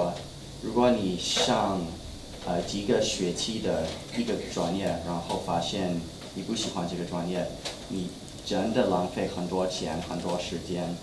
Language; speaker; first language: Chinese; non-native, learner; English